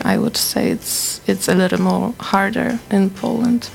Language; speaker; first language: English; non-native, learner; Polish